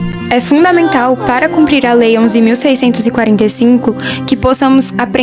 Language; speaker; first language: Portuguese; native; Portuguese